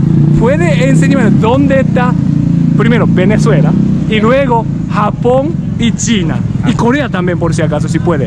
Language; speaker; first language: Spanish; non-native, learner; Japanese